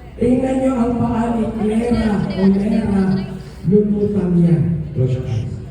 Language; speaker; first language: Filipino; non-native, local second language; Cebuano